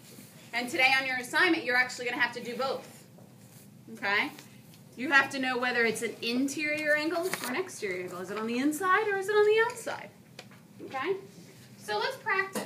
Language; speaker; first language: English; native; English